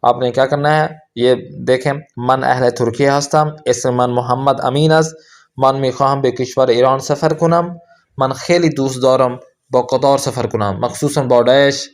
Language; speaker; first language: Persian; non-native, fluent; Urdu